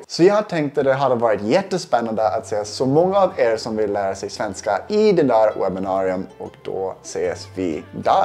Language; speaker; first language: Swedish; non-native, fluent; English